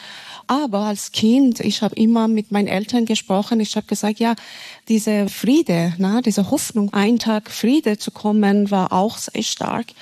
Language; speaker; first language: German; non-native, fluent; Persian